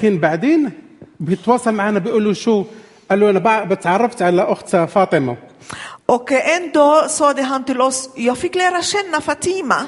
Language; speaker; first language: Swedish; non-native, fluent; Arabic